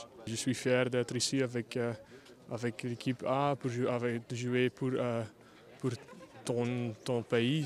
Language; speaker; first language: French; non-native, local second language; Dutch